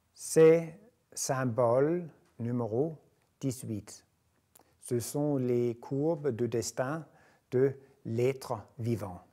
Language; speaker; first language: French; non-native, fluent; Danish